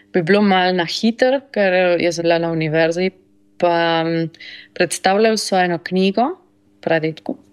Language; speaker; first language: Slovenian; early bilingual, heritage; Slovenian